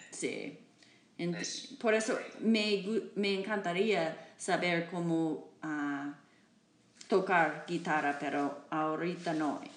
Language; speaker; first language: Spanish; non-native, learner; English